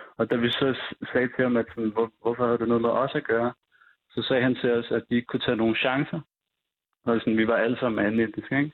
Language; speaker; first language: Danish; early bilingual, other home language; Punjabi